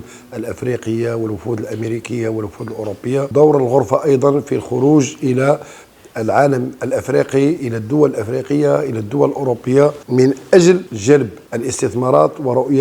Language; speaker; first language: Arabic; native; Arabic